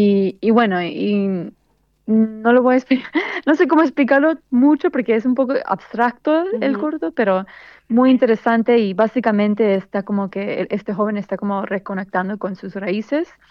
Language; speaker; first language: Spanish; early bilingual, heritage; Spanish